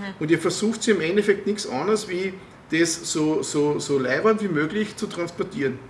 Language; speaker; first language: German; native; German